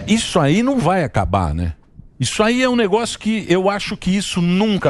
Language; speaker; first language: Portuguese; native; Portuguese